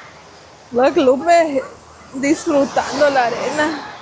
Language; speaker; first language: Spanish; early bilingual, heritage; English